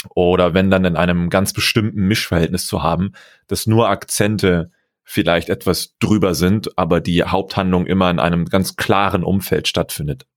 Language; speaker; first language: German; native; German